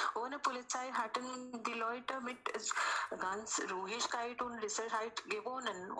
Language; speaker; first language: German; non-native, learner; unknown